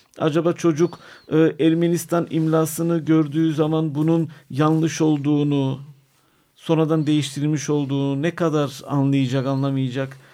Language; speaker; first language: Turkish; non-native, local second language; Armenian